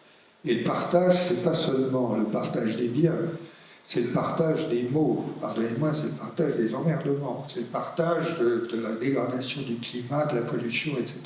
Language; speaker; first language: French; native; French